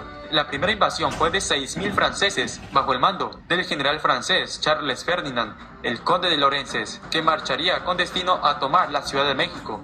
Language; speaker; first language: Spanish; native; Spanish